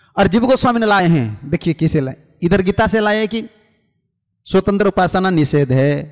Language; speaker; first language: Hindi; non-native, local second language; Odia